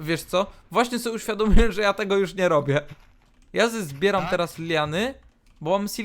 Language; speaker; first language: Polish; native; Polish